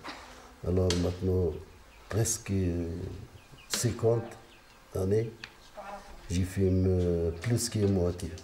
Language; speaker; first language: French; non-native, local second language; Arabic